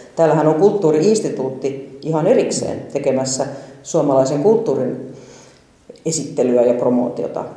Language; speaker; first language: Finnish; native; Finnish